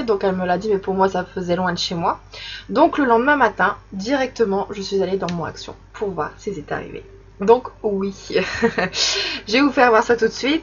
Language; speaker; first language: French; native; French